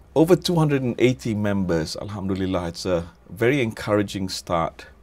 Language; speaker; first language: English; non-native, local second language; Malay